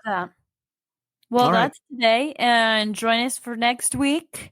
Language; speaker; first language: English; native; English